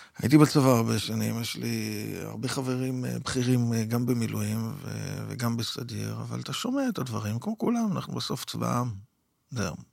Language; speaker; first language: Hebrew; native; Hebrew